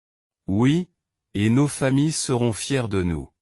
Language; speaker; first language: French; non-native, learner; Indonesian